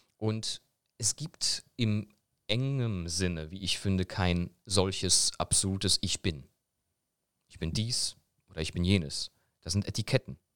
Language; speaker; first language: German; early bilingual, other home language; Polish